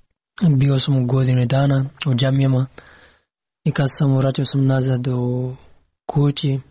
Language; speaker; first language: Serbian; non-native, learner; Pashto